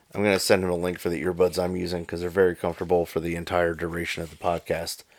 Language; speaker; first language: English; native; English